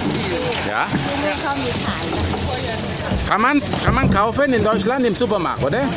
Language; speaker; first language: German; non-native, learner; Thai